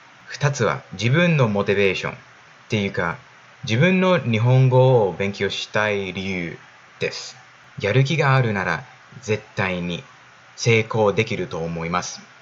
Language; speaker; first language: Japanese; non-native, fluent; English